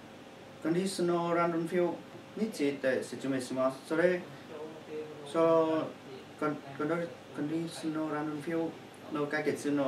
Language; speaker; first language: Japanese; non-native, learner; Chinese